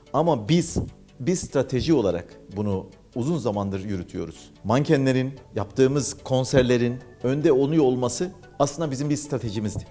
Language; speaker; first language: Turkish; native; Turkish